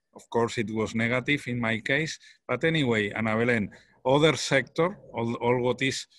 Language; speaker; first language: English; non-native, fluent; Spanish